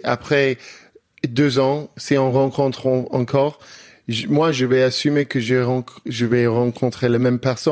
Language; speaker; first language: French; non-native, learner; English